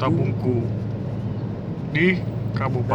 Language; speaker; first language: Indonesian; native; Indonesian